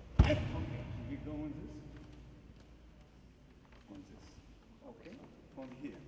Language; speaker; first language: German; non-native, learner; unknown